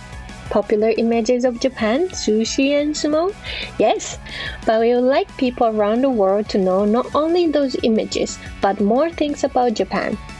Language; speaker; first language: English; non-native, fluent; Japanese